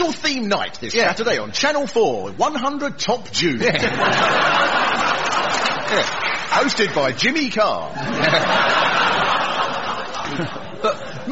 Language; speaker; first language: English; native; English